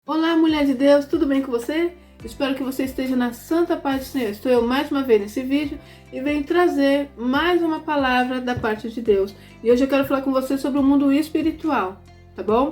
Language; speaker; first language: Portuguese; native; Portuguese